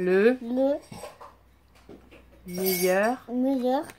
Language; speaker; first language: French; native; French